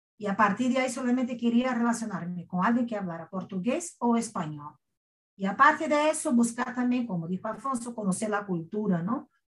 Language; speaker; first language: Spanish; non-native, fluent; Portuguese